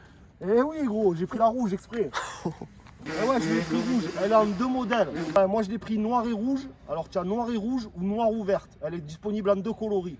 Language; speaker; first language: French; native; French